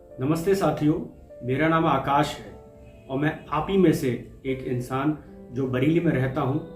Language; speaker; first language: Hindi; native; Hindi